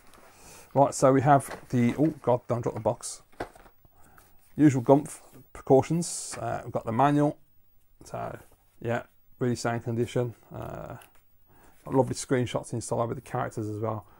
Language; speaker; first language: English; native; English